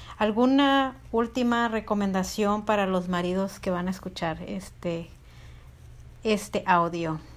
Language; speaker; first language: Spanish; early bilingual, heritage; Spanish